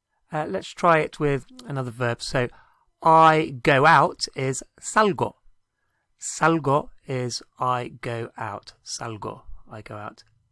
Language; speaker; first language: English; native; English